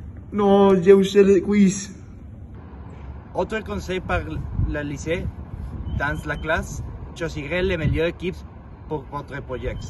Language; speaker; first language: French; non-native, learner; Spanish